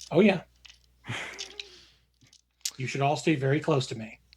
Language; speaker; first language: English; native; English